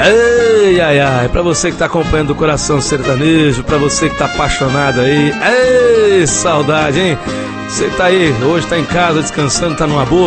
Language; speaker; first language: Portuguese; native; Portuguese